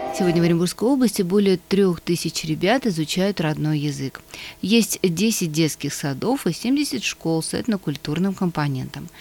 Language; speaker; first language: Russian; native; Russian